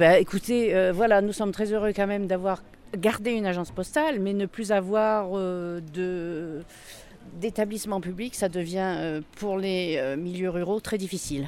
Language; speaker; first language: French; native; French